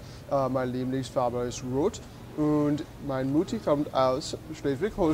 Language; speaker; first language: German; non-native, learner; English